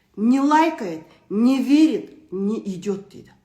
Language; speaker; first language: Russian; non-native, local second language; Kazakh